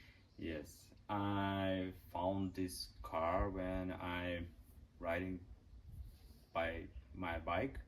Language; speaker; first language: English; non-native, learner; Ukrainian